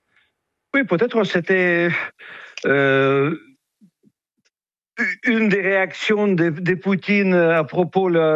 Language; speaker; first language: French; non-native, fluent; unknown